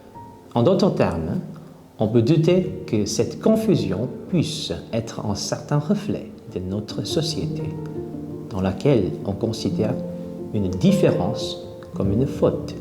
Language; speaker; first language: French; non-native, fluent; Korean